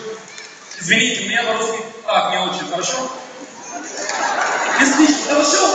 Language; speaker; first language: Russian; non-native, learner; Arabic